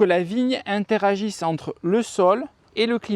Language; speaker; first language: French; native; French